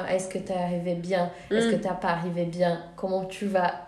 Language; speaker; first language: French; non-native, fluent; Portuguese